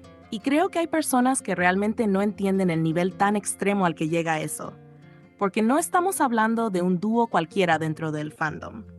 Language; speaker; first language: Spanish; native; Spanish